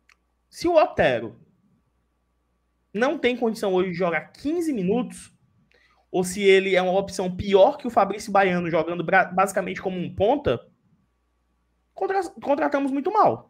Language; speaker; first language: Portuguese; native; Portuguese